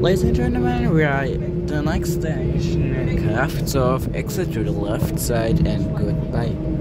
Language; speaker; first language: English; non-native, learner; German